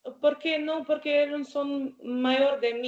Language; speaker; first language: Spanish; non-native, learner; Croatian